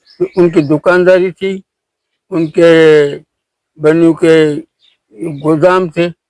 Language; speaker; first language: Urdu; non-native, local second language; Sindhi